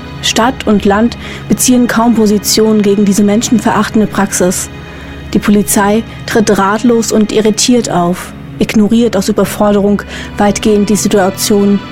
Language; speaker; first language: German; native; German